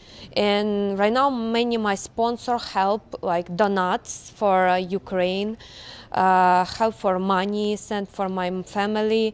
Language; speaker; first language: English; non-native, learner; Ukrainian